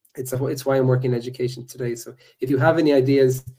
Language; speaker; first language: English; native; English